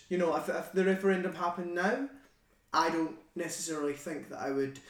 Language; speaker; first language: English; native; English